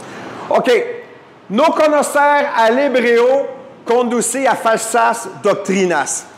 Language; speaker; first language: Spanish; non-native, fluent; French